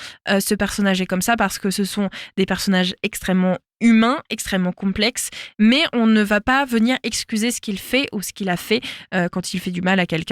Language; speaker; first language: French; native; French